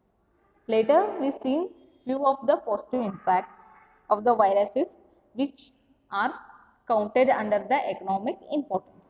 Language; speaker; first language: English; non-native, local second language; Kannada